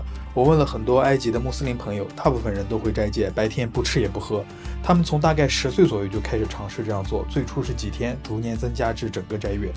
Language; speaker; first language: Chinese; native; Chinese